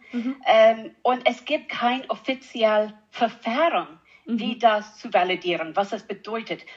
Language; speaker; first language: German; non-native, learner; English